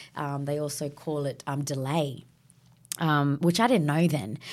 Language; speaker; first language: English; native; English